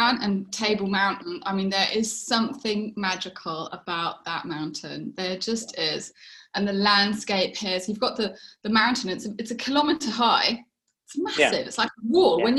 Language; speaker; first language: English; native; English